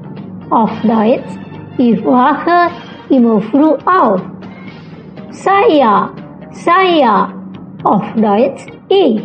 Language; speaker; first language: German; non-native, fluent; Indonesian